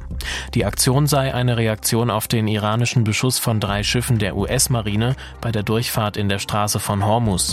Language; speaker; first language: German; native; German